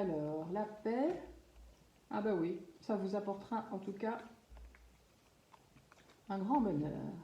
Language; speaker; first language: French; native; French